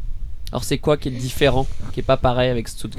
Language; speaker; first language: French; native; French